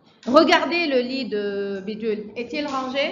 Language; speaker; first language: French; non-native, fluent; Arabic